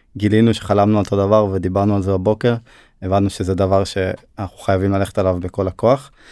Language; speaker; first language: Hebrew; early bilingual, other home language; Turkish